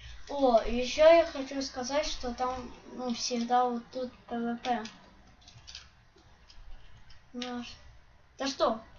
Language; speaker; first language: Russian; non-native, local second language; Ukrainian